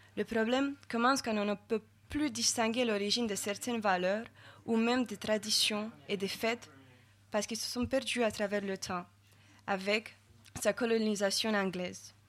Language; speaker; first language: French; non-native, fluent; Romanian